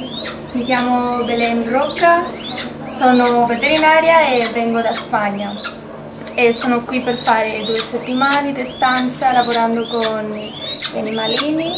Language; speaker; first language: Italian; non-native, learner; Spanish